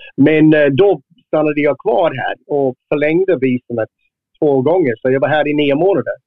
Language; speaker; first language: Swedish; non-native, fluent; English